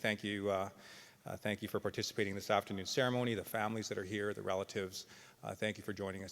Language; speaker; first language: English; native; English